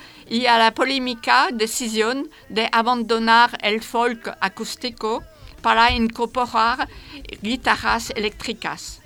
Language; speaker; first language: Spanish; non-native, fluent; French